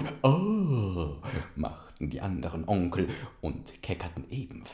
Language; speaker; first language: German; native; German